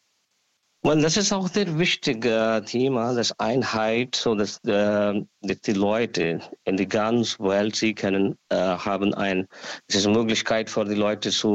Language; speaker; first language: German; non-native, learner; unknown